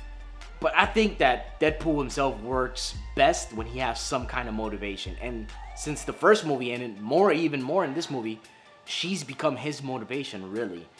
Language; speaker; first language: English; native; English